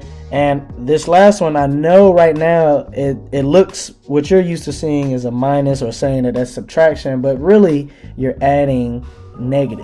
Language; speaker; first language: English; native; English